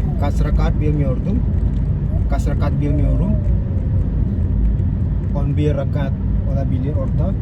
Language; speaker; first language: Turkish; non-native, fluent; Indonesian